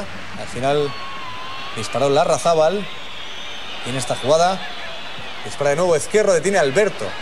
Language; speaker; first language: Spanish; native; Spanish